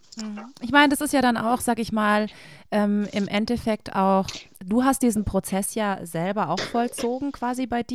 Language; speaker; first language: German; native; German